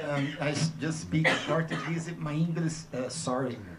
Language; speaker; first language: English; non-native, learner; Portuguese